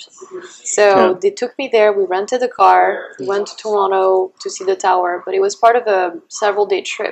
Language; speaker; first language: English; non-native, fluent; French